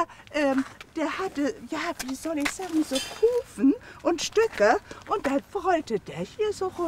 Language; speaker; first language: German; native; German